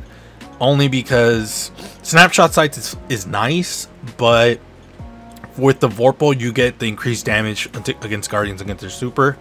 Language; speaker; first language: English; native; English